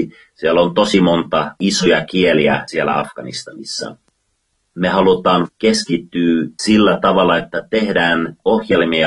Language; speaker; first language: Finnish; non-native, fluent; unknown